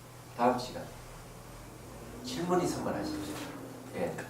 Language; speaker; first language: Korean; native; Korean